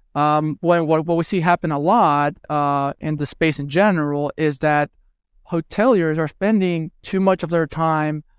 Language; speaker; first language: English; early bilingual, other home language; Spanish